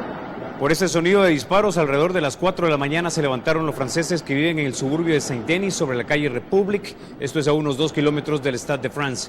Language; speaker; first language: Spanish; native; Spanish